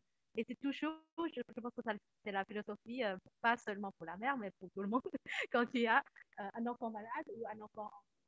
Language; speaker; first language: French; non-native, fluent; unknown